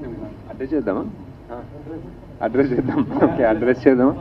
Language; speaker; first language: Telugu; native; Telugu